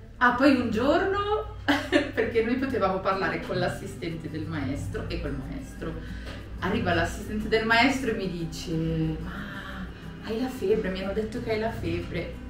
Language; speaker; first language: Italian; native; Italian